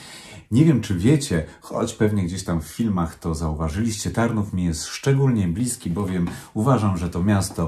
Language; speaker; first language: Polish; native; Polish